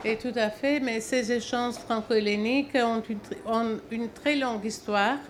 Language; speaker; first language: French; non-native, fluent; Greek